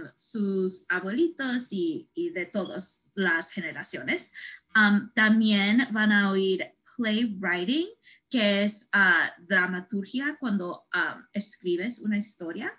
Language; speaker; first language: Spanish; early bilingual, heritage; Spanish